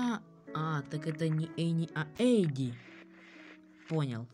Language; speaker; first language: Russian; native; Russian